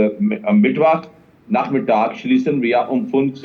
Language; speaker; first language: German; non-native, fluent; Urdu